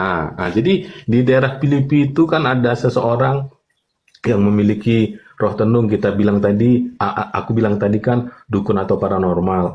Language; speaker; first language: Indonesian; native; Indonesian